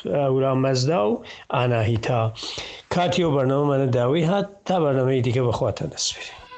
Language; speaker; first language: Central Kurdish; non-native, local second language; Southern Kurdish